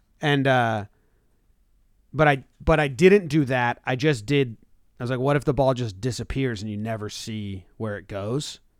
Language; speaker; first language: English; native; English